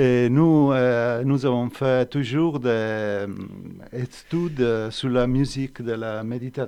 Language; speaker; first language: French; non-native, fluent; Italian